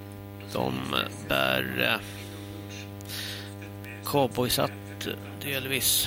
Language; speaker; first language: Swedish; native; Swedish